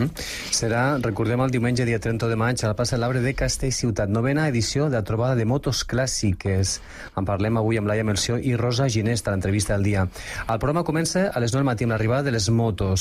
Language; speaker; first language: Catalan; native; Catalan